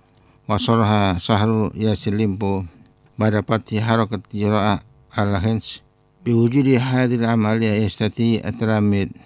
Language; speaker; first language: Arabic; non-native, fluent; Indonesian